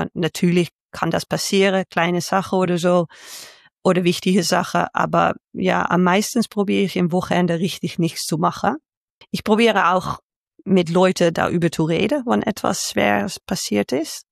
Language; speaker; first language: German; non-native, fluent; Dutch